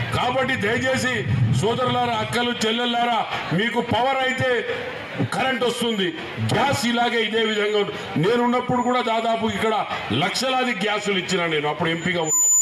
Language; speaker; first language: Telugu; non-native, local second language; Lambadi